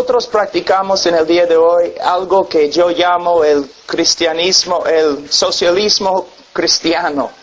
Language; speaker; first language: Spanish; non-native, fluent; English